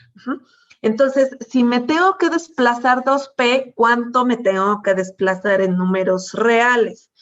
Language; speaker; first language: Spanish; native; Spanish